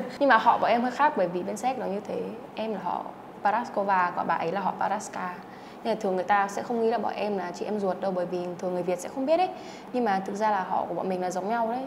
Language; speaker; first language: Vietnamese; early bilingual, heritage; Czech